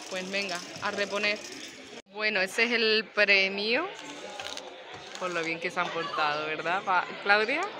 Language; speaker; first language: Spanish; native; Spanish